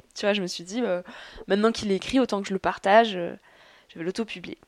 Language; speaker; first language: French; native; French